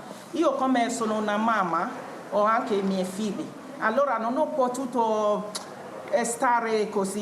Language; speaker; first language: Italian; non-native, fluent; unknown